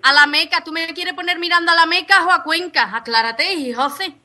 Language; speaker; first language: Spanish; native; Spanish